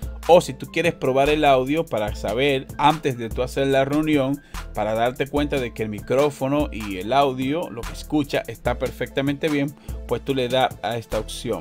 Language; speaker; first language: Spanish; native; Spanish